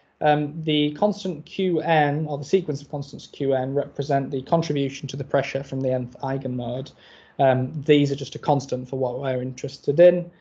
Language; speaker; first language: English; native; English